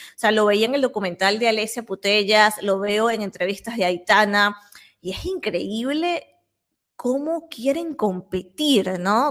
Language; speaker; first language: Spanish; native; Spanish